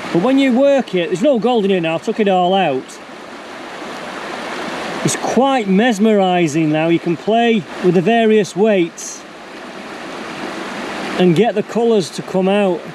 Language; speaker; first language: English; native; English